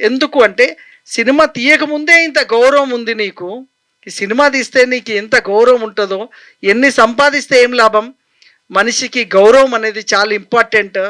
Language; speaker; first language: Telugu; native; Telugu